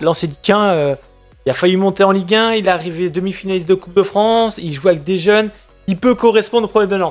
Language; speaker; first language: French; native; French